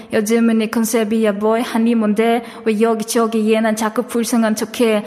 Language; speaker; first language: Korean; non-native, fluent; Uzbek